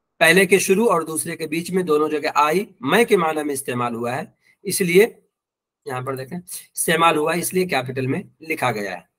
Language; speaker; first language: Urdu; native; Urdu